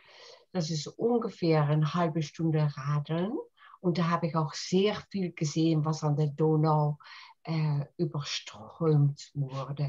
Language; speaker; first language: German; non-native, fluent; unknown